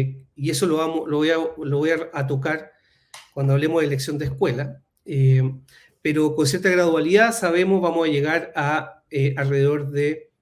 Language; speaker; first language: Spanish; native; Spanish